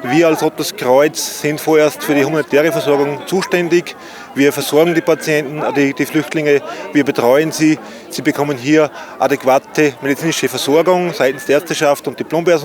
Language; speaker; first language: German; native; German